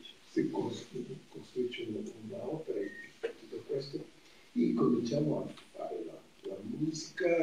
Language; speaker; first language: Italian; non-native, fluent; Portuguese